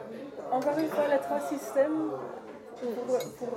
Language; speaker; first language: French; non-native, learner; Dutch